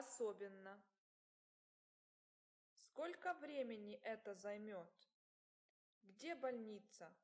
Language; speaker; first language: Russian; non-native, learner; English